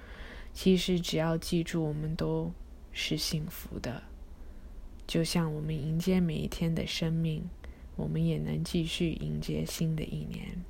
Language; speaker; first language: Chinese; early bilingual, heritage; Chinese